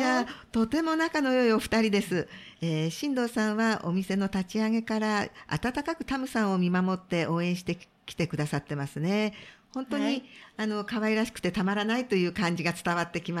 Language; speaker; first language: Japanese; native; Japanese